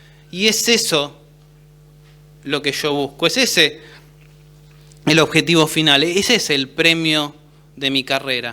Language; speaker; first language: Spanish; native; Spanish